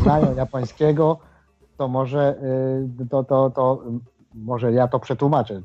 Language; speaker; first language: Polish; non-native, fluent; Japanese